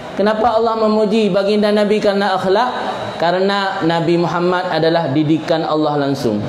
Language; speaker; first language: Malay; non-native, local second language; Achinese